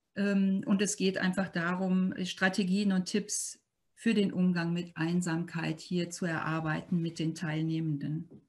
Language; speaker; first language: German; native; German